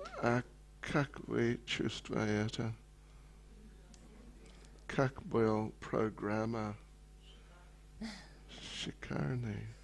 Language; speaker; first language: Russian; non-native, learner; English